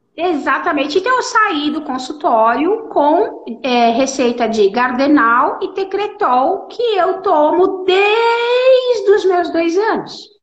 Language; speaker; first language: Portuguese; native; Portuguese